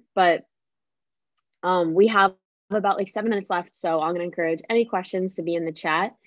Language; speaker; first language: English; native; English